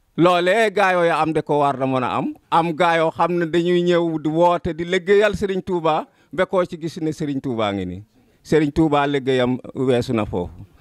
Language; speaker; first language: Wolof; non-native, local second language; Serer